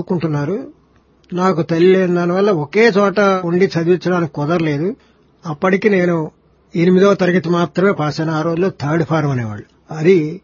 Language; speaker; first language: Telugu; native; Telugu